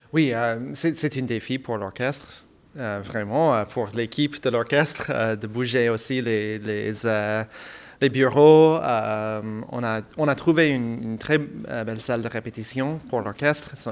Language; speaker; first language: French; non-native, fluent; English